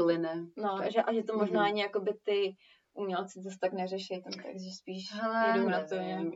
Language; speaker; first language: Czech; native; Czech